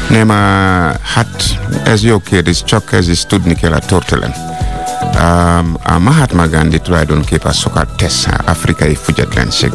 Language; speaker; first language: Hungarian; non-native, fluent; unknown